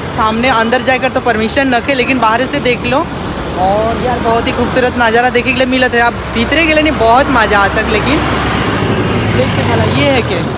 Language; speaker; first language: Hindi; non-native, local second language; Sadri